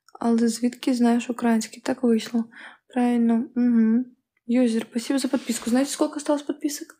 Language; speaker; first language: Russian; native; Russian